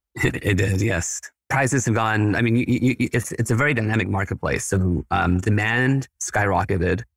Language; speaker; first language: English; early bilingual, other home language; Spanish